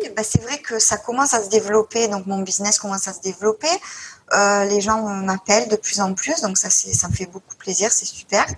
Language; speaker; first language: French; native; French